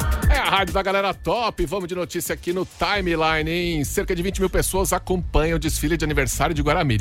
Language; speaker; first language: Portuguese; native; Portuguese